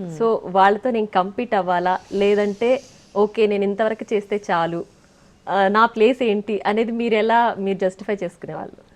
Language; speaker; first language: Telugu; native; Telugu